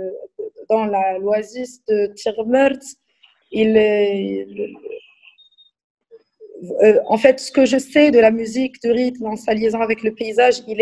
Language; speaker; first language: French; non-native, local second language; Arabic